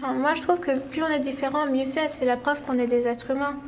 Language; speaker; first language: French; native; French